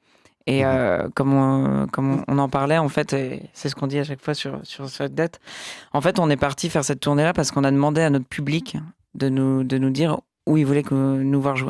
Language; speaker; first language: French; native; French